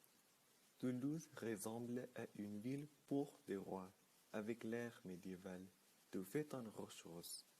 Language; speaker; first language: French; non-native, learner; Spanish